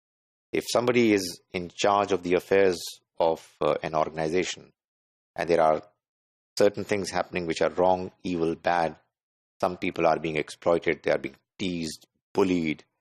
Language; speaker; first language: English; non-native, local second language; Urdu